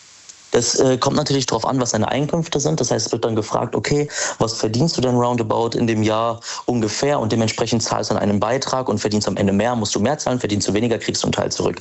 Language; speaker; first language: German; native; German